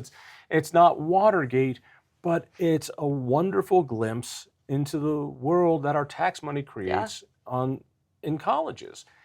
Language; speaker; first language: English; native; English